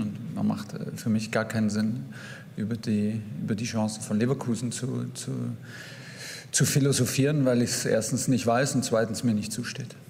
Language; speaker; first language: German; native; German